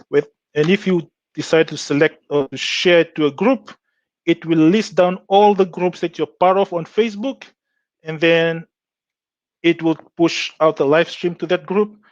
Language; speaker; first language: English; non-native, local second language; Fijian